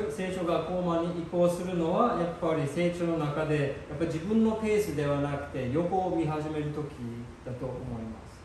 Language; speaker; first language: Japanese; early bilingual, heritage; Japanese